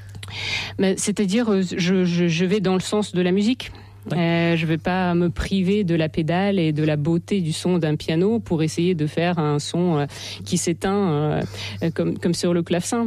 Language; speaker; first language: French; non-native, fluent; Russian